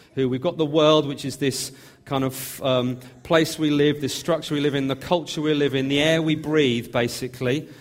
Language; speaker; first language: English; native; English